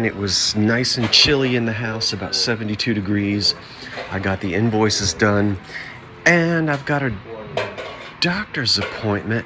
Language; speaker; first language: English; native; English